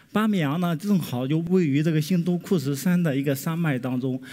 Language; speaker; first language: Chinese; native; Chinese